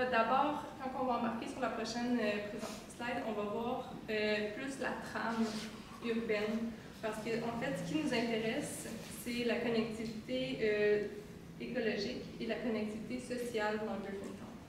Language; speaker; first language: French; native; French